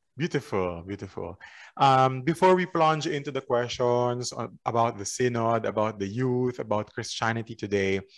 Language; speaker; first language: English; non-native, local second language; Filipino